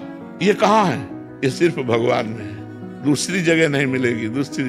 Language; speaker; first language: Hindi; native; Hindi